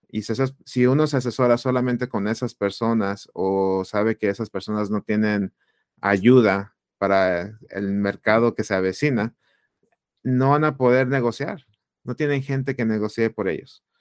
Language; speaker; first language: Spanish; native; Spanish